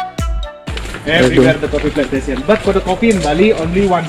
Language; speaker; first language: English; non-native, learner; Indonesian